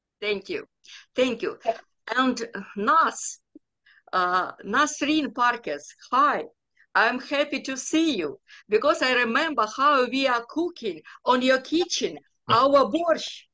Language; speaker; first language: English; non-native, learner; Ukrainian